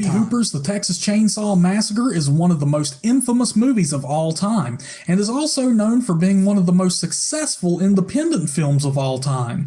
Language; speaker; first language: English; native; English